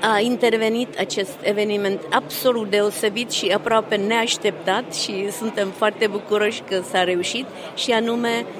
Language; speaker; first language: Romanian; non-native, fluent; Czech